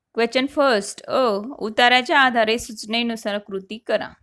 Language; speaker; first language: Hindi; non-native, local second language; Marathi